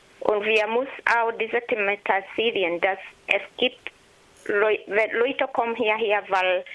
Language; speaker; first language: German; non-native, learner; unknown